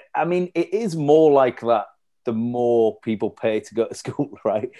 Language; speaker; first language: English; native; English